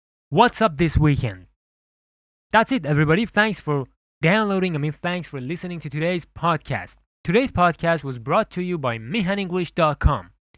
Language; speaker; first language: English; non-native, fluent; Persian